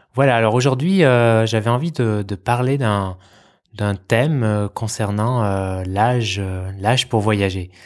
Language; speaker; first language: French; native; French